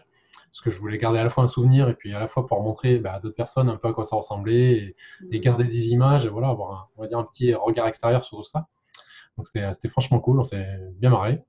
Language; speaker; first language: French; native; French